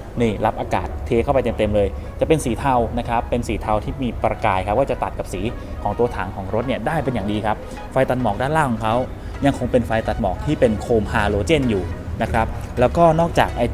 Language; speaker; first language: Thai; native; Thai